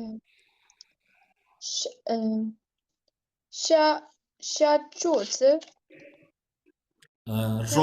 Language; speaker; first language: Chinese; non-native, learner; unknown